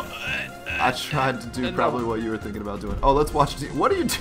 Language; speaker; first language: English; native; English